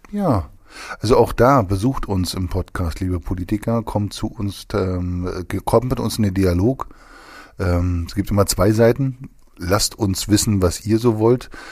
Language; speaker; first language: German; native; German